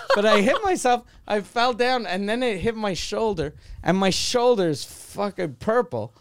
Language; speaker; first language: English; non-native, local second language; French